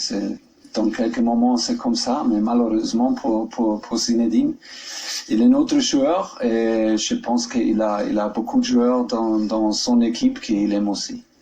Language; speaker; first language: French; non-native, learner; German